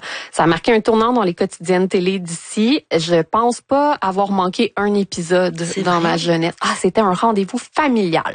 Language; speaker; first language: French; native; French